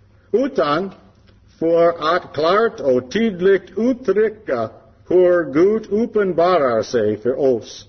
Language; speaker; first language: Swedish; non-native, learner; English